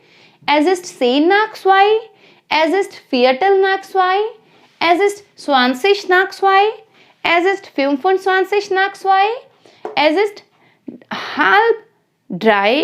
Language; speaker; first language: German; non-native, fluent; Hindi